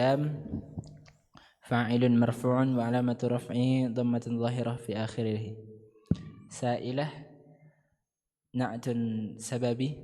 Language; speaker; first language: Arabic; non-native, learner; Indonesian